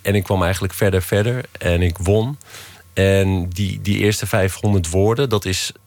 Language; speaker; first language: Dutch; native; Dutch